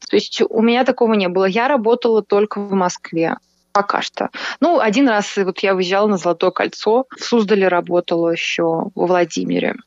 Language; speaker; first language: Russian; native; Russian